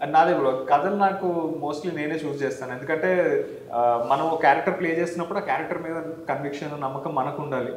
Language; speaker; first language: Telugu; native; Telugu